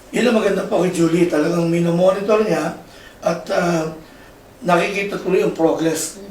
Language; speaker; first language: Filipino; native; Filipino